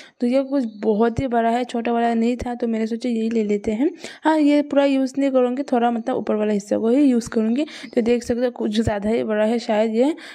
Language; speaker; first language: Hindi; non-native, local second language; Bangla